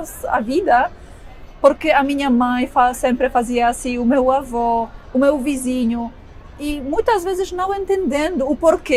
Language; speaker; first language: Portuguese; non-native, fluent; Polish